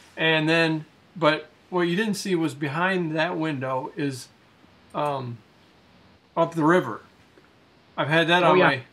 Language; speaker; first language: English; native; English